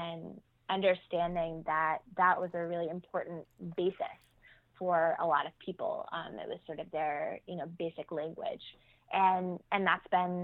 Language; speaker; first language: English; native; English